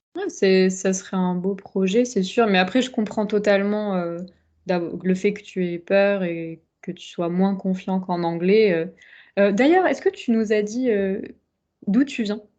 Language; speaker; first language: French; native; French